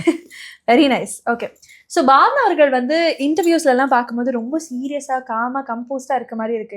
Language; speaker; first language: Tamil; native; Tamil